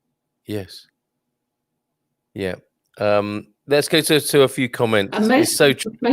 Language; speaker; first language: English; native; English